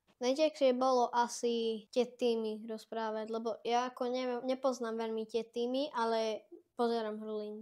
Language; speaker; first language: Slovak; early bilingual, heritage; Slovak